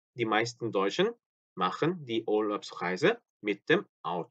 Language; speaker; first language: German; non-native, fluent; Korean